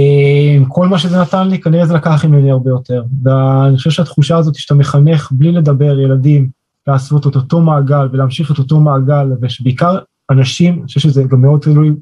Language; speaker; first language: Hebrew; native; Hebrew